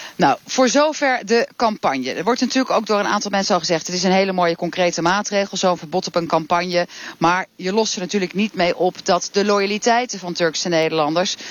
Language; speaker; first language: Dutch; native; Dutch